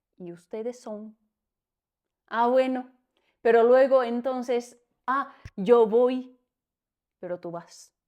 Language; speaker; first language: Spanish; non-native, fluent; Finnish